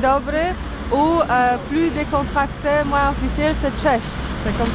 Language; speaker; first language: French; non-native, fluent; Polish